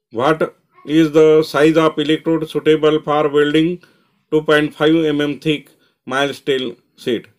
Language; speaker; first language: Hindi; non-native, local second language; Marathi